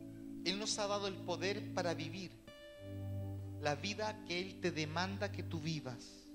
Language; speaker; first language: Spanish; native; Spanish